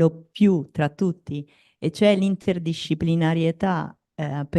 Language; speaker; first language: Italian; native; Italian